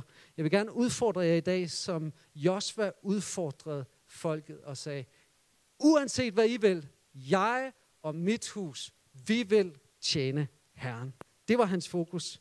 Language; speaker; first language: Danish; native; Danish